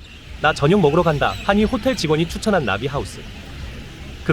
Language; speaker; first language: Korean; native; Korean